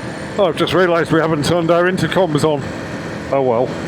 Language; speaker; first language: English; native; English